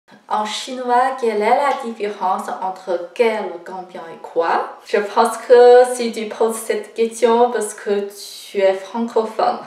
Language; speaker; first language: French; non-native, fluent; Chinese